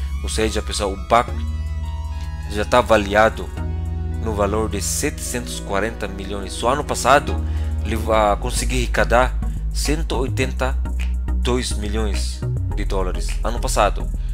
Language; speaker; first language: Portuguese; non-native, fluent; Filipino